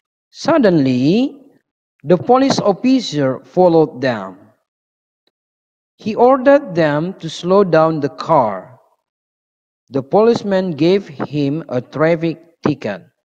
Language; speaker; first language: English; non-native, fluent; Indonesian